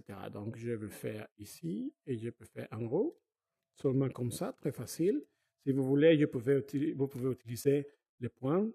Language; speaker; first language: French; non-native, fluent; Spanish